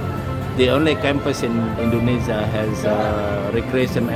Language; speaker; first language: English; non-native, learner; Indonesian